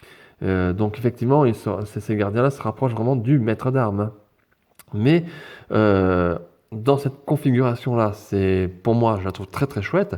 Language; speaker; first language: French; native; French